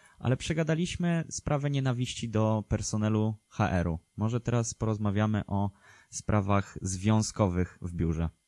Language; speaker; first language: Polish; native; Polish